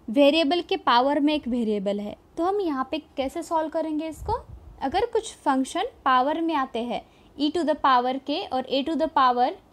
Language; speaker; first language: Hindi; non-native, local second language; Marathi